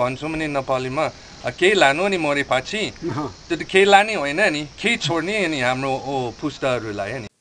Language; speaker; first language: Nepali; non-native, fluent; English